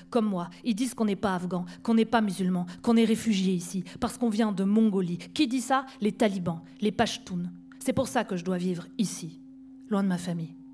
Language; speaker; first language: French; native; French